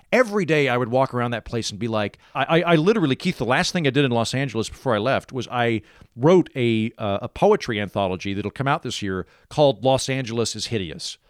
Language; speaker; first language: English; native; English